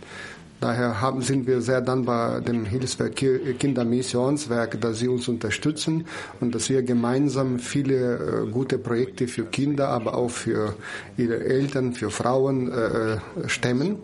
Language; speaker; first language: German; non-native, fluent; Ukrainian